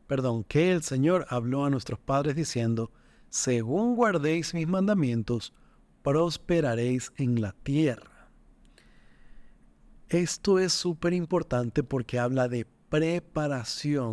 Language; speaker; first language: Spanish; native; Spanish